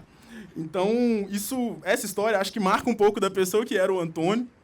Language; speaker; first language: Portuguese; native; Portuguese